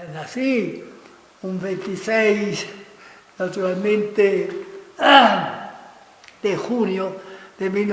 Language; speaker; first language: Spanish; non-native, fluent; Italian